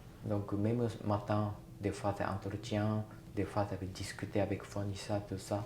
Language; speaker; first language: French; non-native, learner; Japanese